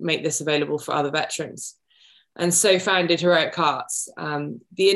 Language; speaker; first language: English; native; English